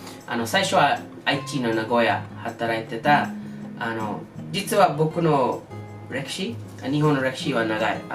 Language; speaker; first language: Japanese; non-native, learner; English